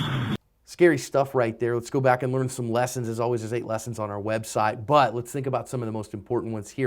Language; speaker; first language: English; native; English